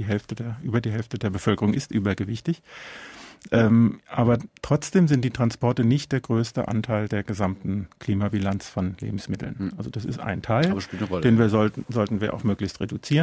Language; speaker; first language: German; native; German